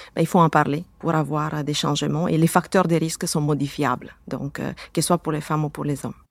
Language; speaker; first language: French; native; French